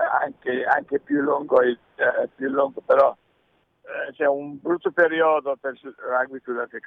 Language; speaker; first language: Italian; early bilingual, heritage; English